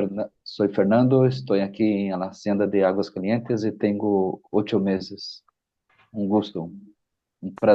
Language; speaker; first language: Spanish; non-native, fluent; Portuguese